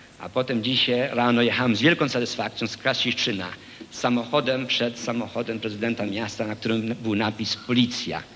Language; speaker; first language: Polish; early bilingual, heritage; Polish